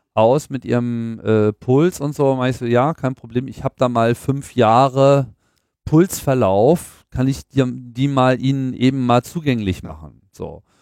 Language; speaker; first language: German; native; German